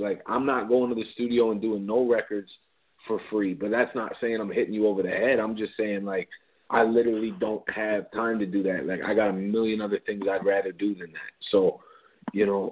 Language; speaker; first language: English; native; English